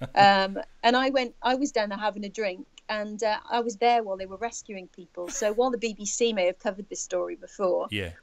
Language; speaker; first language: English; native; English